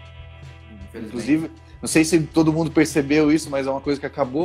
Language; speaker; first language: Portuguese; native; Portuguese